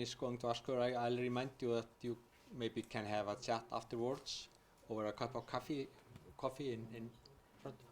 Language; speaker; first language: English; non-native, fluent; Icelandic